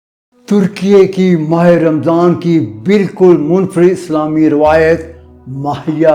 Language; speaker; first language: Urdu; native; Urdu